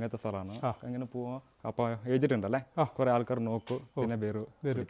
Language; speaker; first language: Malayalam; non-native, local second language; Kannada